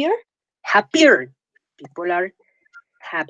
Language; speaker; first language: English; non-native, fluent; Spanish